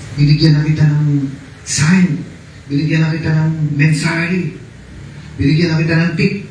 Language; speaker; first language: Filipino; native; Filipino